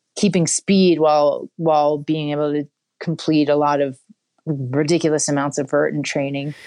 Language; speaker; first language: English; native; English